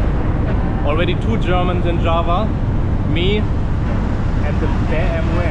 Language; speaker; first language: English; non-native, fluent; German